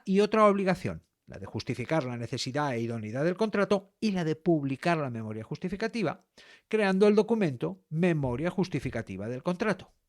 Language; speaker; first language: Spanish; native; Spanish